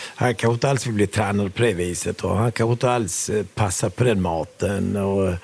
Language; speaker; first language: Swedish; early bilingual, other home language; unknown